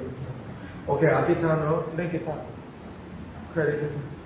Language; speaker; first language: Thai; non-native, fluent; Korean